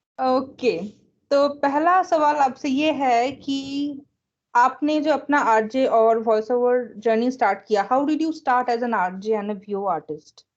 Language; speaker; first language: Hindi; native; Hindi